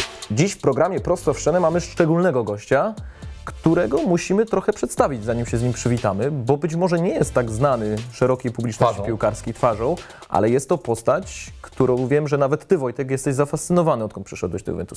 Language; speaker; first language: Polish; native; Polish